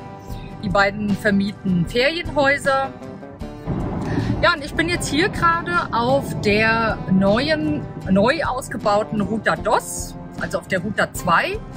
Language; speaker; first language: German; native; German